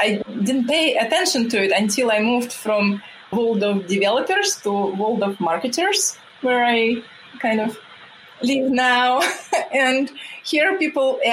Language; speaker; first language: English; non-native, fluent; Russian